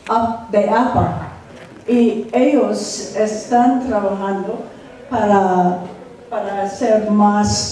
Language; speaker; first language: Spanish; non-native, fluent; English